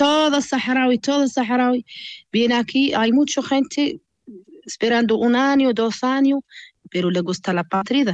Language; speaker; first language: Spanish; non-native, learner; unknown